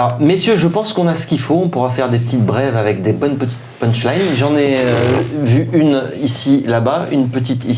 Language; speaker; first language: French; native; French